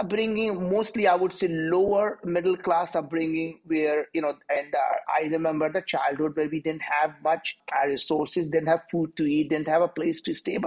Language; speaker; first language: English; non-native, local second language; Hindi